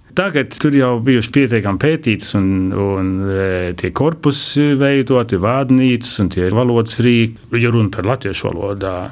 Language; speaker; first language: Latvian; early bilingual, heritage; Latvian